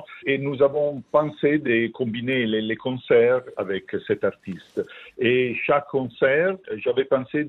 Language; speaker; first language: French; non-native, learner; Italian